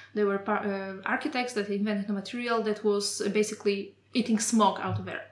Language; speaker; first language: English; non-native, fluent; Polish